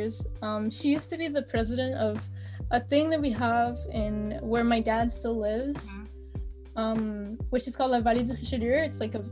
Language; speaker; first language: English; non-native, fluent; French